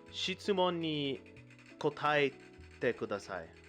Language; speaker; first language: Japanese; non-native, learner; English